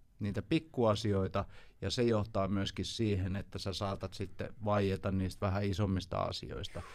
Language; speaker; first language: Finnish; native; Finnish